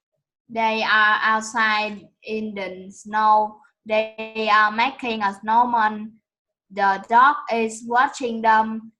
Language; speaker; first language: English; non-native, learner; Vietnamese